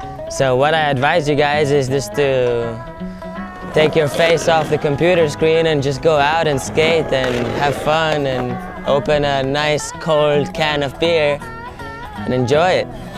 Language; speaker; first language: English; non-native, fluent; Latvian